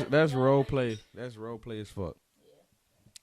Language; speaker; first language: English; native; English